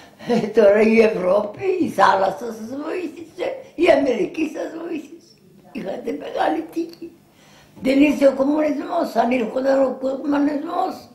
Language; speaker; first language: Greek; early bilingual, heritage; Greek